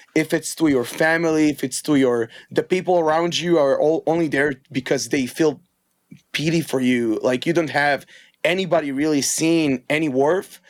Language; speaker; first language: English; non-native, fluent; Hebrew